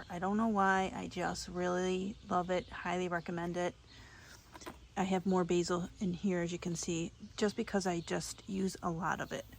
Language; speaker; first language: English; native; English